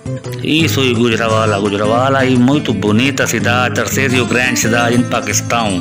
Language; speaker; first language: Portuguese; non-native, learner; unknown